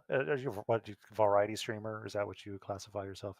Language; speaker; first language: English; native; English